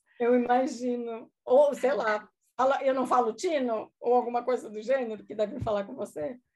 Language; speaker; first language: Portuguese; non-native, local second language; German